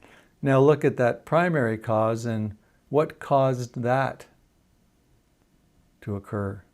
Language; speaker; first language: English; native; English